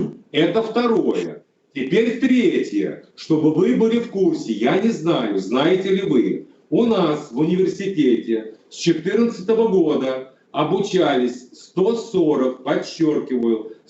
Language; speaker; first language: Russian; native; Russian